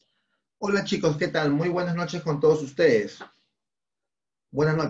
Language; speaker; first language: Spanish; native; Spanish